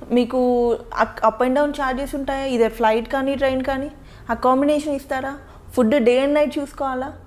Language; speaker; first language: Telugu; native; Telugu